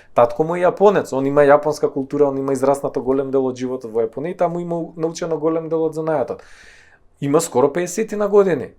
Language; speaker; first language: Macedonian; native; Macedonian